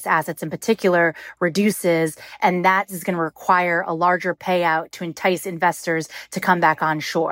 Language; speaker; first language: English; native; English